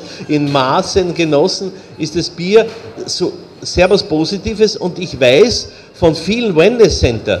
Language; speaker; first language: German; native; German